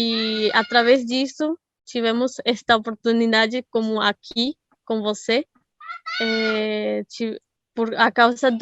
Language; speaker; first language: Portuguese; non-native, fluent; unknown